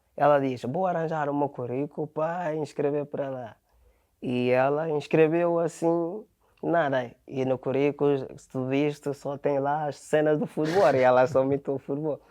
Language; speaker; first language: Portuguese; non-native, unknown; Akan